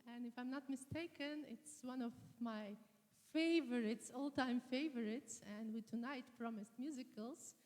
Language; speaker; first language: English; non-native, fluent; Latvian